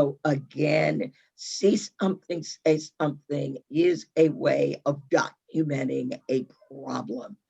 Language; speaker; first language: English; native; English